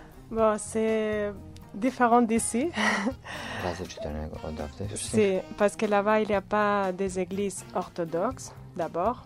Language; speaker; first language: French; non-native, fluent; Catalan